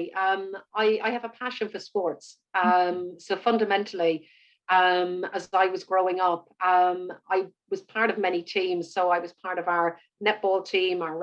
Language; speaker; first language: English; native; English